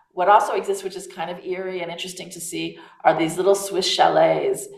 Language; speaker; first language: English; native; English